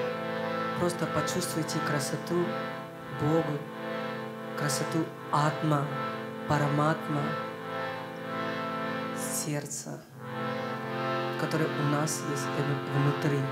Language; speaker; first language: Russian; non-native, learner; Hindi